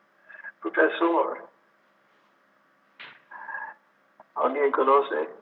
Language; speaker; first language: Spanish; non-native, learner; English